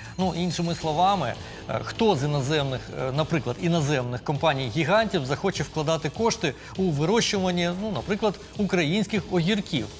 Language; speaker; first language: Ukrainian; native; Ukrainian